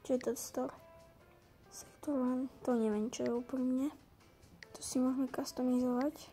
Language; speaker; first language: Slovak; native; Slovak